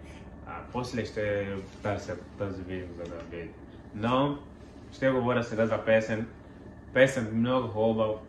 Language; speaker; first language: Bulgarian; non-native, learner; Portuguese